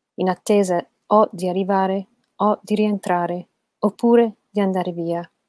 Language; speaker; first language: Italian; non-native, fluent; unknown